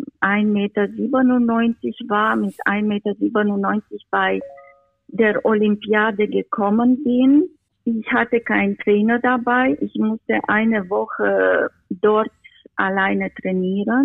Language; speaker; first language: German; non-native, fluent; Romanian